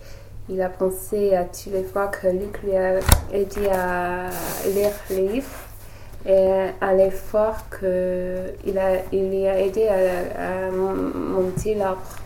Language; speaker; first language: French; non-native, learner; English